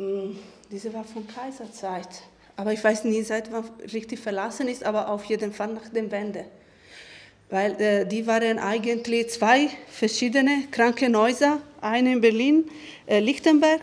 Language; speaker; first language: German; non-native, fluent; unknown